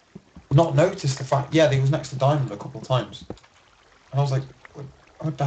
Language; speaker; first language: English; native; English